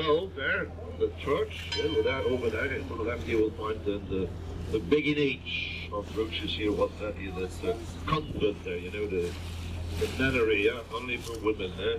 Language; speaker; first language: English; non-native, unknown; Dutch